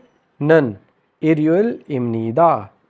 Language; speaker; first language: Korean; non-native, fluent; Urdu